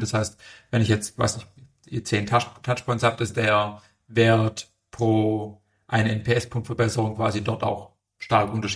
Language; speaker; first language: German; native; German